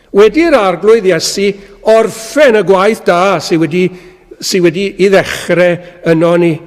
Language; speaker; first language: Welsh; native; Welsh